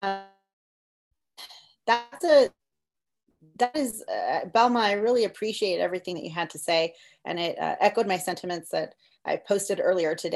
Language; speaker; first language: English; early bilingual, other home language; Spanish